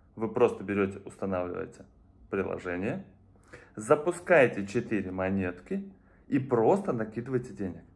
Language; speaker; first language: Russian; native; Russian